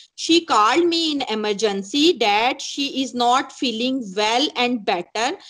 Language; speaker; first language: English; non-native, local second language; Punjabi